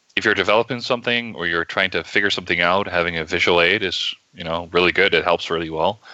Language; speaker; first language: English; non-native, fluent; Dutch